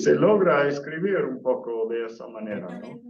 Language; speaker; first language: Spanish; non-native, fluent; English